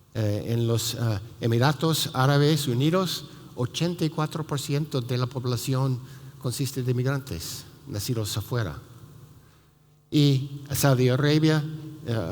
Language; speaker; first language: Spanish; non-native, fluent; English